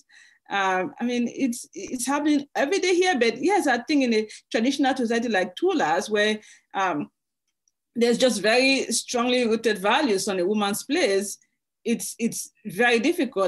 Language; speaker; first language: English; native; English